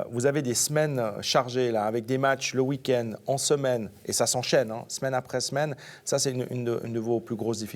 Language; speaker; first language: French; native; French